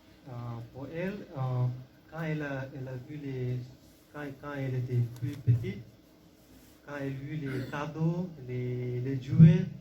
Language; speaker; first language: French; non-native, learner; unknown